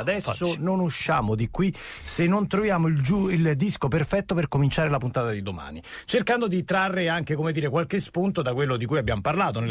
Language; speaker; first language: Italian; native; Italian